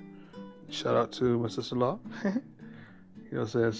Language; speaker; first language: English; native; English